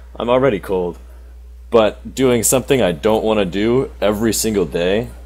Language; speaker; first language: English; native; English